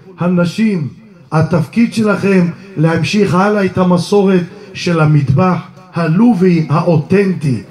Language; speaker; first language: Hebrew; early bilingual, other home language; Arabic